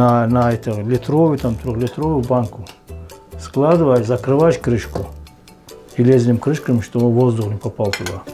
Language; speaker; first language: Russian; non-native, fluent; Azerbaijani